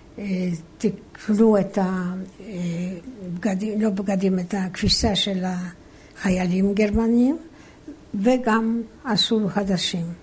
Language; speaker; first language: Hebrew; non-native, fluent; Polish